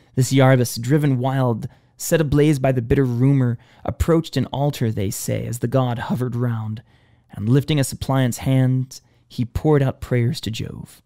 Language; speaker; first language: English; native; English